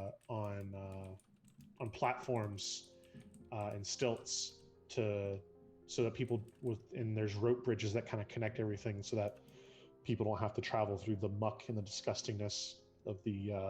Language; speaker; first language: English; native; English